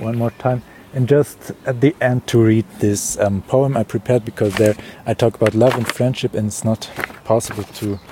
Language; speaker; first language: English; non-native, fluent; German